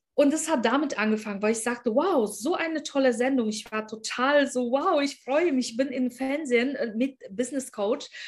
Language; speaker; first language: German; non-native, fluent; Ukrainian